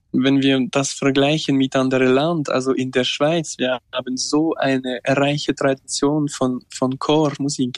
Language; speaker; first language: German; non-native, local second language; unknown